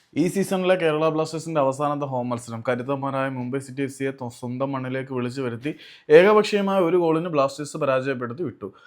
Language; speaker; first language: Malayalam; native; Malayalam